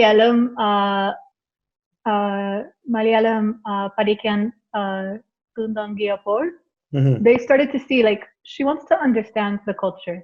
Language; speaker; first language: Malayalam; non-native, learner; English